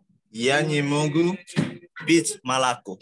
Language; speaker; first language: Russian; non-native, learner; Indonesian